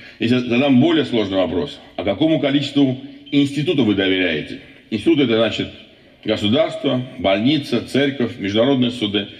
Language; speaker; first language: Russian; non-native, local second language; Armenian